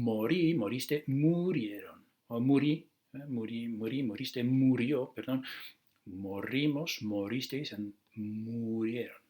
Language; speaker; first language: Spanish; non-native, fluent; Dutch